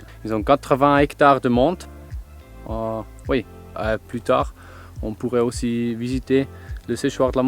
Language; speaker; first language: French; non-native, fluent; German